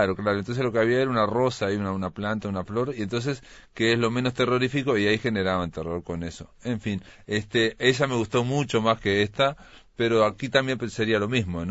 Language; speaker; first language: Spanish; native; Spanish